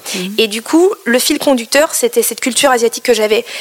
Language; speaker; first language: French; native; French